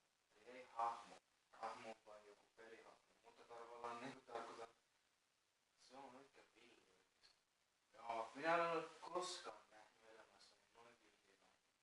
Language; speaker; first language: Finnish; non-native, fluent; Persian